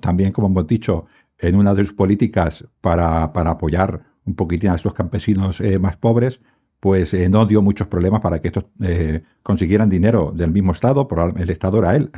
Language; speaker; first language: Spanish; native; Spanish